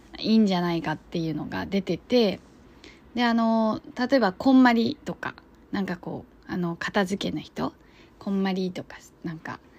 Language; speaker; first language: Japanese; non-native, fluent; Chinese